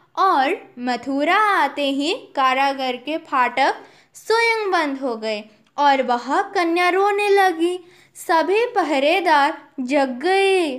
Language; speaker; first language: Hindi; non-native, local second language; Odia